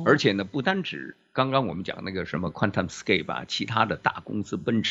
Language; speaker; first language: Chinese; native; Chinese